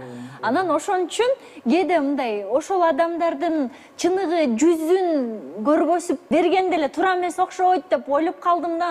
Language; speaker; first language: Kyrgyz; native; Kyrgyz